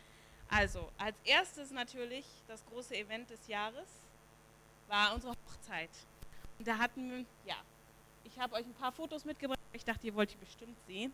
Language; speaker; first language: German; native; German